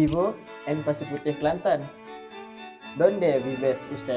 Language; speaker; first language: Spanish; non-native, learner; Malay